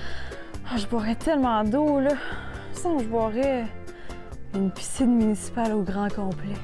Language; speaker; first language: French; native; French